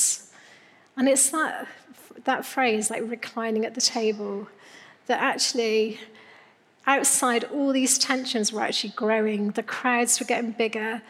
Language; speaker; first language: English; native; English